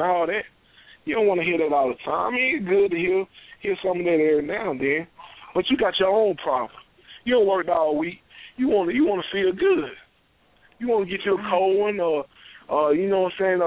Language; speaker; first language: English; native; English